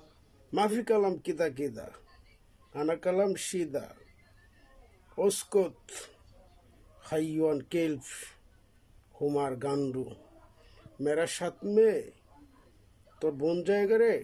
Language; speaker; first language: Hindi; non-native, learner; Bangla